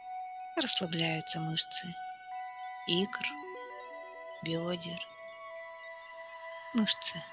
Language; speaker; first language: Russian; native; Russian